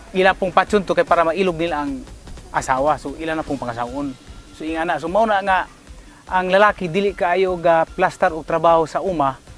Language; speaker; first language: Cebuano; non-native, local second language; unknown